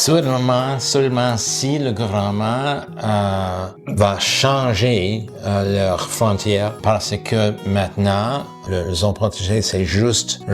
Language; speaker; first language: French; non-native, local second language; English